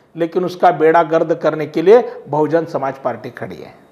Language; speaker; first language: Hindi; non-native, local second language; Marathi